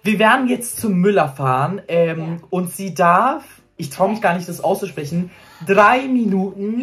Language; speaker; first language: German; native; German